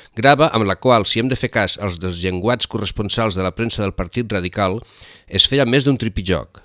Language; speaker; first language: Catalan; native; Catalan